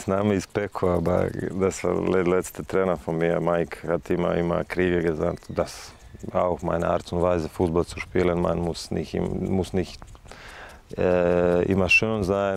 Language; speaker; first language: German; non-native, fluent; Serbian